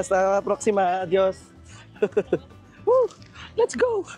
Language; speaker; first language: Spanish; non-native, learner; Filipino